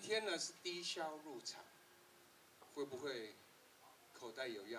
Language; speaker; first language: Chinese; native; Chinese